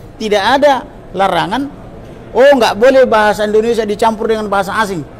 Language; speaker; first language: Indonesian; non-native, local second language; Batak Toba